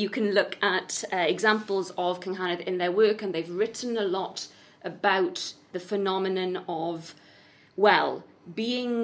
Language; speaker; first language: English; native; English